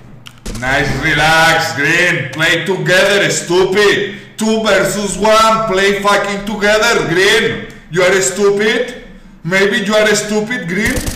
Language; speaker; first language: English; non-native, learner; Spanish